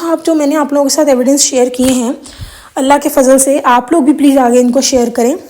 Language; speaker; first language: Urdu; native; Urdu